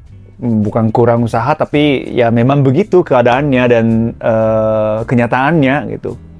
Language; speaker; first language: Indonesian; non-native, fluent; Japanese